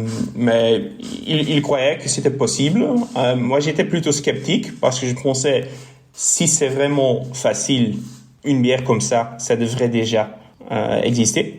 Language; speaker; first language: French; non-native, local second language; Dutch